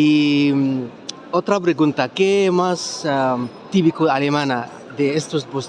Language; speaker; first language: Spanish; non-native, learner; Arabic